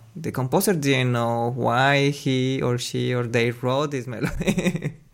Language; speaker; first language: English; non-native, fluent; Spanish